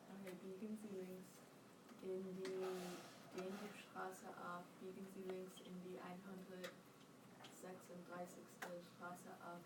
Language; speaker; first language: German; non-native, learner; English